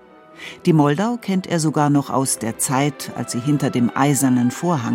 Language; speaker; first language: German; native; German